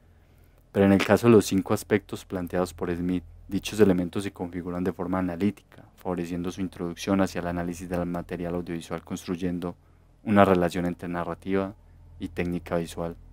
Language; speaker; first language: Spanish; native; Spanish